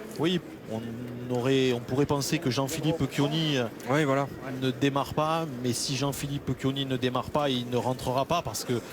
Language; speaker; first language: French; native; French